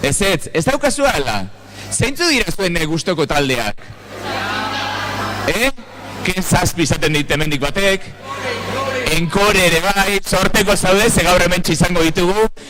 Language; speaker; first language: Basque; native; Basque